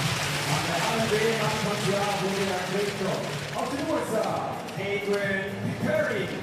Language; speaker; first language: German; native; German